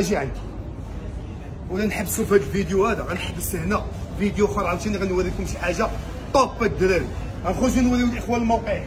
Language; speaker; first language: Arabic; native; Arabic